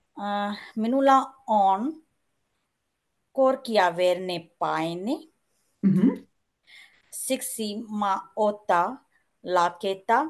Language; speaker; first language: Finnish; non-native, learner; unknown